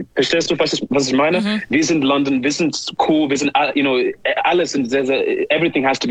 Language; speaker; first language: German; non-native, learner; English